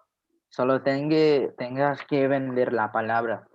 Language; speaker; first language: Spanish; non-native, learner; Portuguese